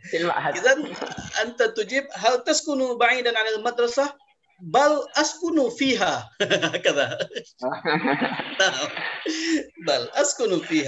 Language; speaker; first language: Arabic; non-native, fluent; Indonesian